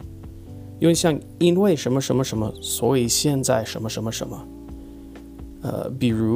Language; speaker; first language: Chinese; non-native, fluent; English